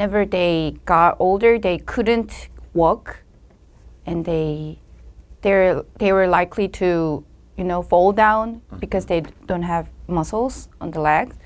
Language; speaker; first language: English; non-native, learner; Korean